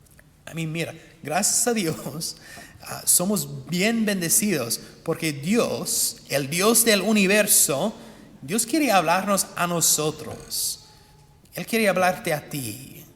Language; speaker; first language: Spanish; non-native, fluent; English